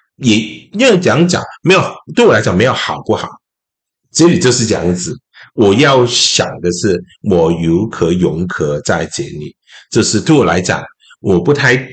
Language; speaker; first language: Chinese; non-native, local second language; Cantonese